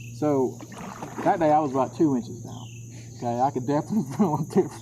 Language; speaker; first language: English; native; English